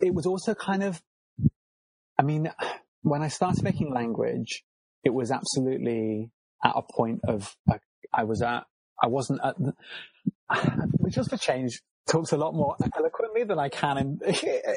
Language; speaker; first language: English; native; English